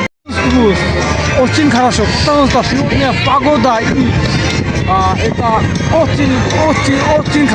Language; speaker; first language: Russian; non-native, learner; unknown